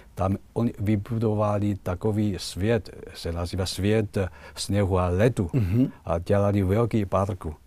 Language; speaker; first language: Czech; non-native, fluent; Chinese